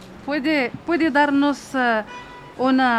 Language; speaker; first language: Spanish; non-native, fluent; Arabic